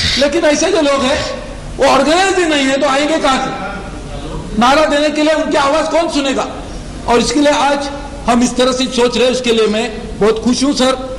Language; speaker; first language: Hindi; non-native, local second language; Marathi